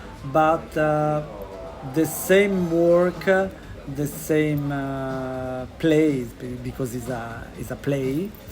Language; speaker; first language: English; non-native, learner; Italian